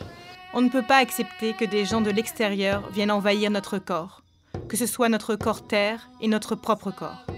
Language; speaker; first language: French; native; French